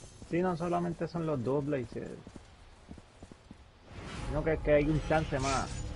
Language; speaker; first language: Spanish; native; Spanish